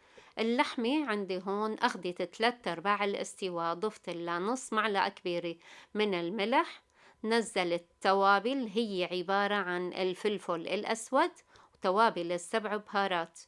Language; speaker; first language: Arabic; native; Arabic